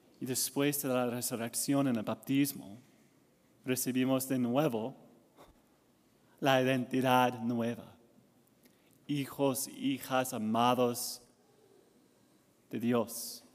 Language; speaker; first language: Spanish; non-native, learner; English